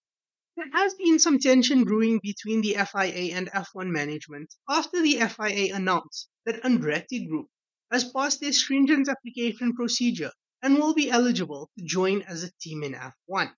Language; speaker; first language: English; native; English